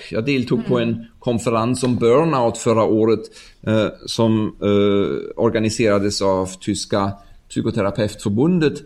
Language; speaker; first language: Swedish; non-native, fluent; German